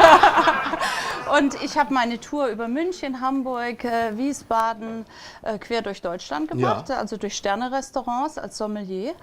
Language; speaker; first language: German; native; German